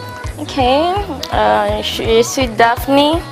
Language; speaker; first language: French; non-native, local second language; English